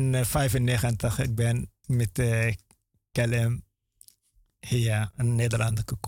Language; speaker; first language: Dutch; non-native, learner; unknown